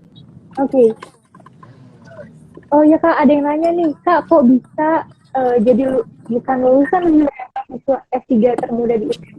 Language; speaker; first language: Indonesian; native; Indonesian